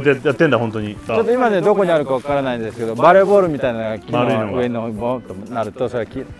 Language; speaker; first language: Japanese; native; Japanese